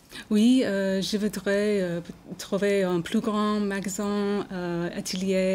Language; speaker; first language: French; non-native, learner; English